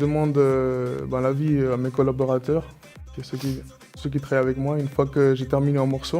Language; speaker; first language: French; early bilingual, other home language; Spanish